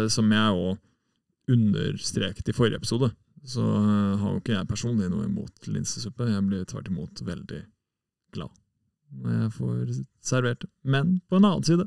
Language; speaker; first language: Norwegian; native; Norwegian